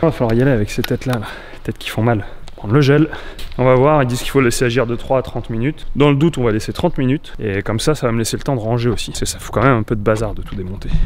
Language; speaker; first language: French; native; French